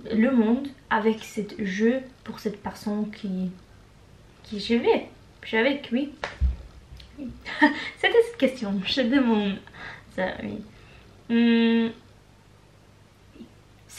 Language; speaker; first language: French; non-native, learner; Norwegian